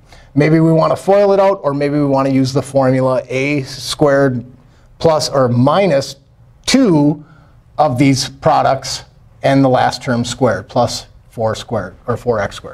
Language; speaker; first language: English; native; English